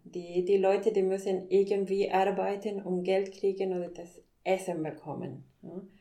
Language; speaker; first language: German; non-native, fluent; Spanish